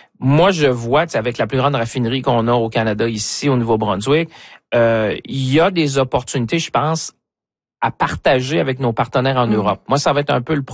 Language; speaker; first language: French; native; French